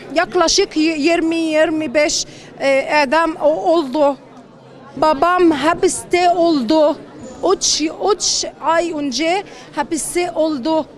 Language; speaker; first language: Turkish; non-native, learner; Arabic